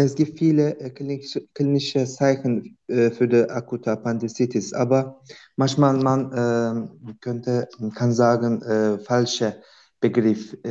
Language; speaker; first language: German; non-native, learner; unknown